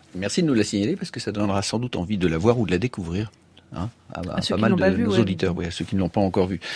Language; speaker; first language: French; native; French